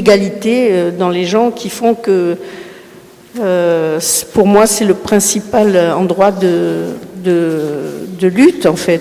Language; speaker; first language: French; early bilingual, other home language; Spanish